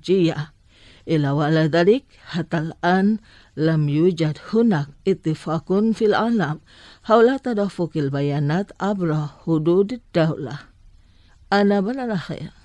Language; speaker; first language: Arabic; non-native, fluent; Indonesian